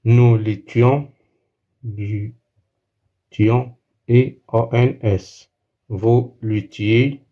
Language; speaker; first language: French; non-native, local second language; Arabic